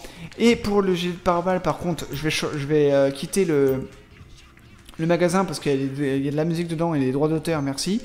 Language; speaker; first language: French; native; French